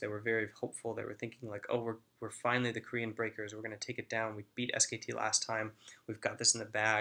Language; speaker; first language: English; native; English